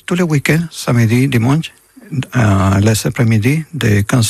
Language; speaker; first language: French; non-native, learner; Spanish